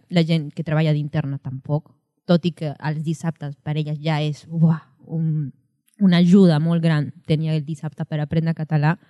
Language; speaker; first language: Catalan; non-native, fluent; Spanish